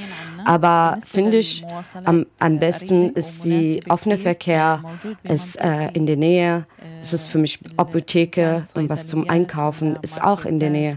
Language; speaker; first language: German; non-native, learner; Arabic